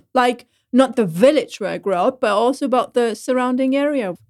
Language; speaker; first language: English; non-native, fluent; German